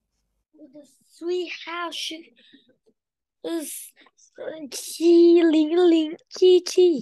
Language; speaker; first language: Chinese; non-native, learner; Vietnamese